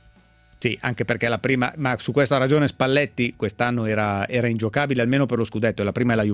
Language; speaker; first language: Italian; native; Italian